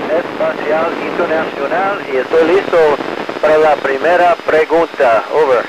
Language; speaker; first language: Spanish; early bilingual, heritage; English